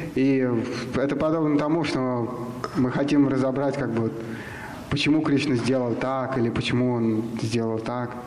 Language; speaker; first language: Russian; native; Russian